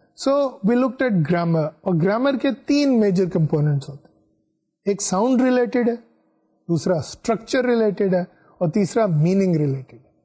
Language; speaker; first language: Urdu; non-native, local second language; Punjabi